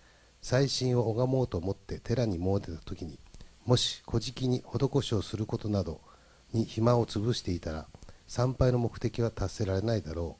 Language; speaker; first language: Japanese; native; Japanese